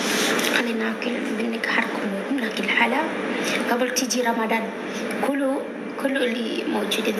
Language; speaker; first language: Arabic; non-native, learner; Indonesian